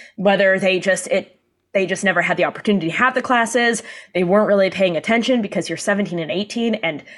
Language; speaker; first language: English; native; English